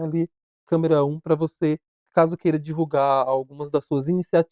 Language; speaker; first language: Portuguese; native; Portuguese